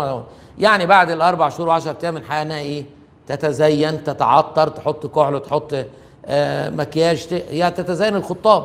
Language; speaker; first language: Arabic; native; Arabic